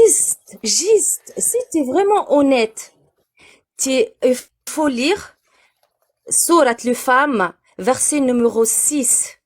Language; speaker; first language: French; non-native, learner; Arabic